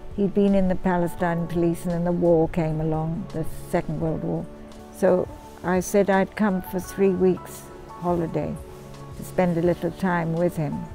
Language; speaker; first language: English; native; English